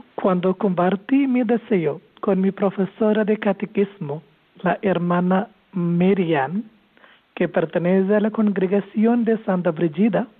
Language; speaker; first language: Spanish; non-native, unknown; Malayalam